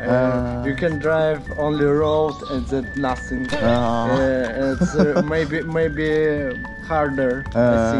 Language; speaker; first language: English; non-native, learner; Russian